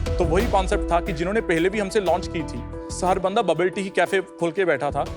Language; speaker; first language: Hindi; non-native, local second language; Punjabi